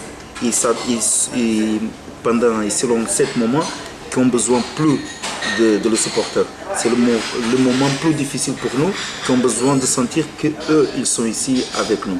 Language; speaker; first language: French; non-native, fluent; Portuguese